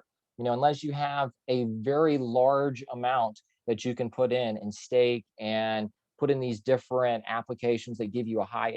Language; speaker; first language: English; native; English